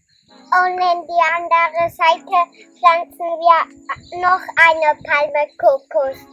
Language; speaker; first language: German; early bilingual, heritage; German